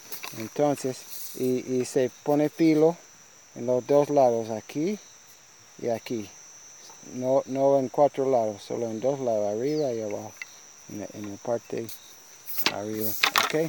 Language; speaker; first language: Spanish; non-native, learner; English